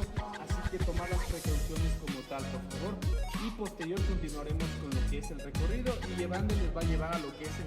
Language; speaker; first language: Spanish; native; Spanish